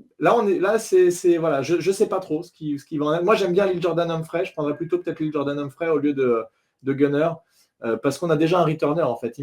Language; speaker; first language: French; native; French